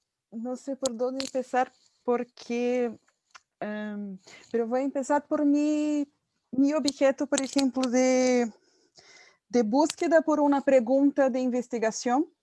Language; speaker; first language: Spanish; non-native, fluent; Portuguese